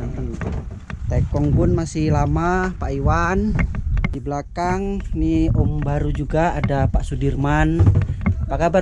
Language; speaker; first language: Malay; native; Malay